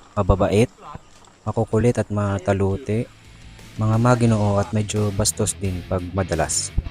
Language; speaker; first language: Filipino; native; Filipino